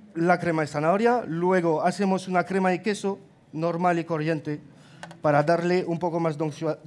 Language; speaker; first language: Spanish; non-native, fluent; French